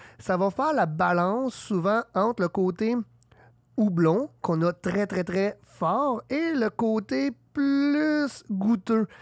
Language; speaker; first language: French; native; French